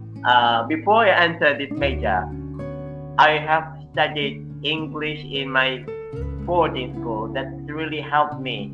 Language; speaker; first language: English; non-native, fluent; Indonesian